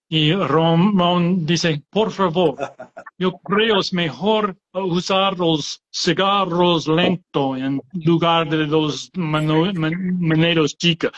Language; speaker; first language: Spanish; non-native, learner; English